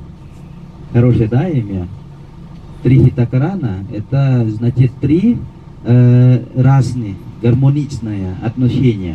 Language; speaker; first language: Russian; non-native, fluent; Balinese